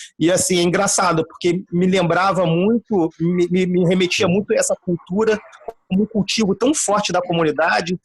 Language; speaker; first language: Portuguese; native; Portuguese